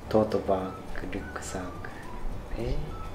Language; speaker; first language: Japanese; native; Japanese